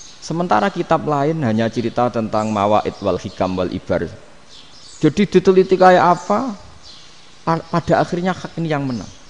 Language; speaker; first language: Indonesian; non-native, local second language; Javanese